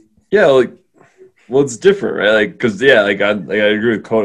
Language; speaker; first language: English; native; English